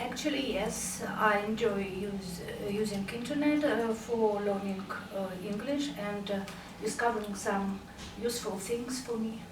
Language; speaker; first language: English; non-native, learner; Russian